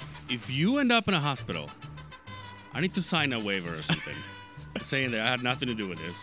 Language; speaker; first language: English; native; English